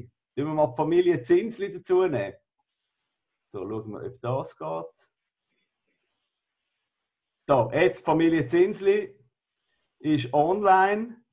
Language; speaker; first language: German; native; German